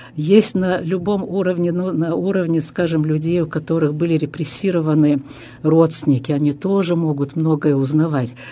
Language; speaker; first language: Russian; early bilingual, heritage; Russian